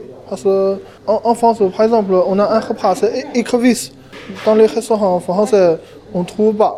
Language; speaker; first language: French; non-native, learner; Chinese